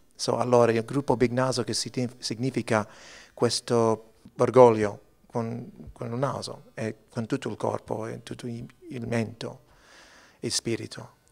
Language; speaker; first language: Italian; early bilingual, heritage; Italian